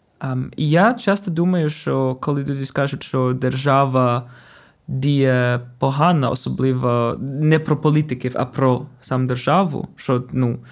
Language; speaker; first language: Ukrainian; non-native, fluent; English